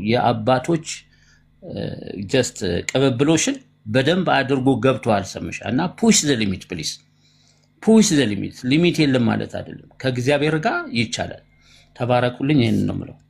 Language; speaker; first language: Amharic; native; Amharic